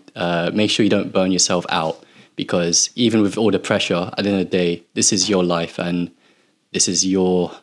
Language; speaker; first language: English; native; English